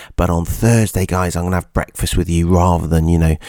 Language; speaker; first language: English; native; English